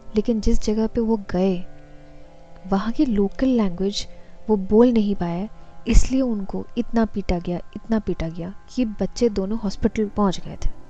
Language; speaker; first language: Hindi; non-native, local second language; Assamese